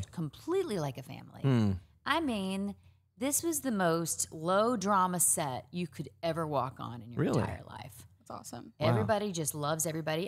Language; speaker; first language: English; native; English